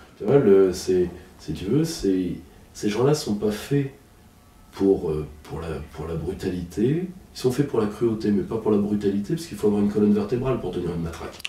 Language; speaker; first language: French; native; French